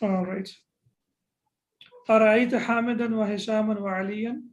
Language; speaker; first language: Arabic; non-native, fluent; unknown